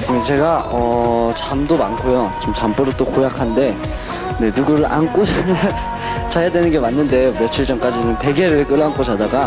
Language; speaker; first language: Korean; non-native, fluent; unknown